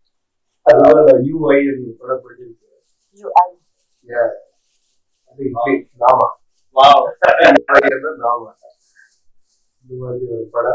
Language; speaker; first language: Tamil; non-native, learner; Kannada